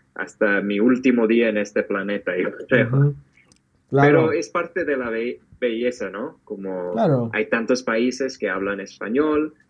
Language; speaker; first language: Spanish; non-native, fluent; English